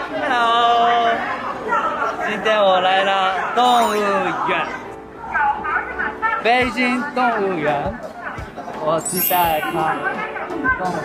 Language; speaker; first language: Chinese; non-native, learner; Japanese